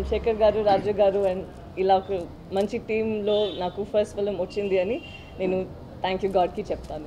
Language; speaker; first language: Telugu; non-native, learner; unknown